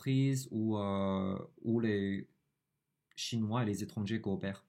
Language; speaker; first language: French; non-native, fluent; Chinese